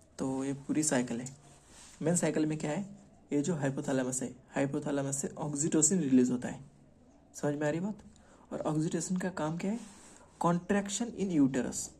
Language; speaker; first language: Hindi; non-native, local second language; Marathi